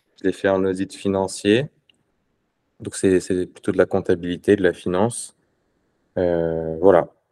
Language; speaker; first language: French; non-native, local second language; Arabic